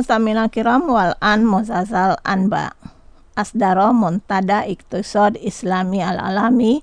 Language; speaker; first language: Arabic; non-native, fluent; Indonesian